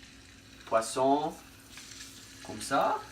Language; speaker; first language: French; non-native, learner; English